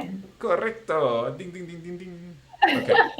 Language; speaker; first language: English; non-native, fluent; Spanish